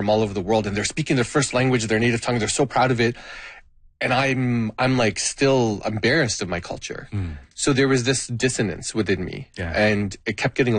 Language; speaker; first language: English; non-native, fluent; Gujarati